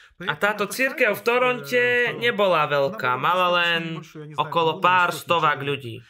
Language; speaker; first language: Slovak; non-native, fluent; Russian